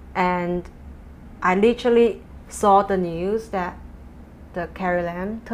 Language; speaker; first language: English; non-native, fluent; Chinese